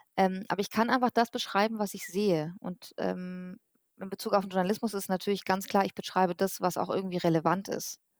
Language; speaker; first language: German; early bilingual, other home language; Persian